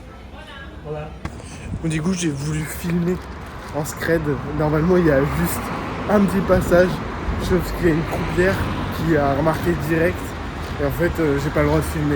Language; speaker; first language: French; native; French